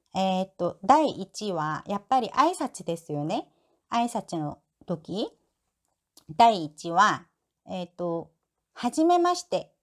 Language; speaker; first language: Japanese; non-native, learner; Korean